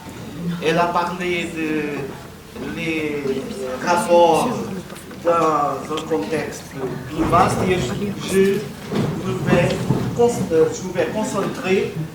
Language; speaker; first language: French; non-native, fluent; Portuguese